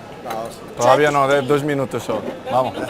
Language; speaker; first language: Spanish; non-native, fluent; Portuguese